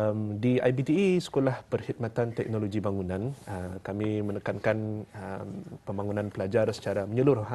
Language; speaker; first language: Malay; native; Malay